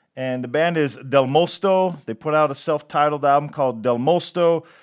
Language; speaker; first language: English; native; English